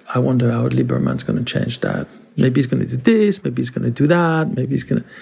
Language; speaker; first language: English; non-native, fluent; French